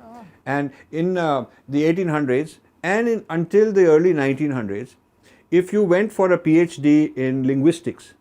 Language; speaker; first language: English; non-native, local second language; Hindi